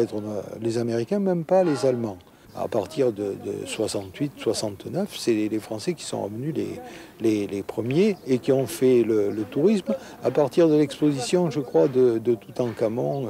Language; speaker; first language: French; native; French